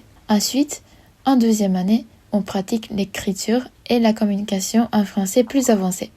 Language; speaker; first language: French; non-native, learner; Japanese